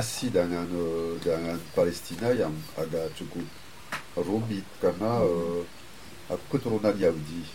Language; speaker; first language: Indonesian; non-native, fluent; French